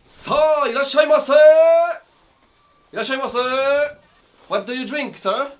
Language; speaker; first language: English; non-native, fluent; French